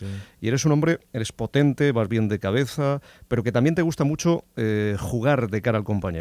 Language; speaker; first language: Spanish; native; Spanish